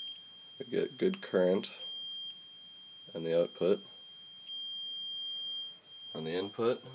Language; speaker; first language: English; native; English